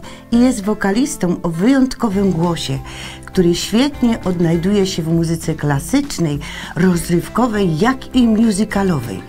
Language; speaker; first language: Polish; native; Polish